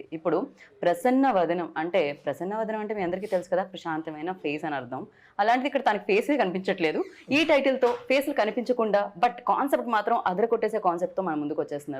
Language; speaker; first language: Telugu; native; Telugu